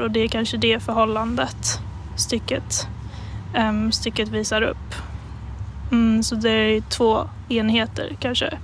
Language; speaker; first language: Swedish; native; Swedish